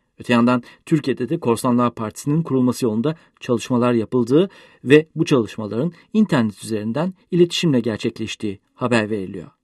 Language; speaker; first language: Turkish; native; Turkish